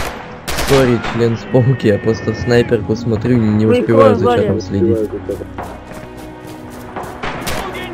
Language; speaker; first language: Russian; native; Russian